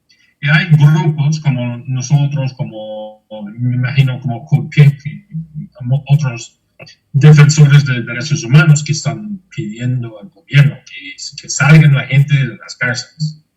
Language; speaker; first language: Spanish; non-native, fluent; English